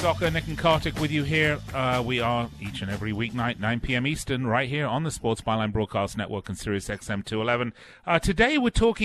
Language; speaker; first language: English; native; English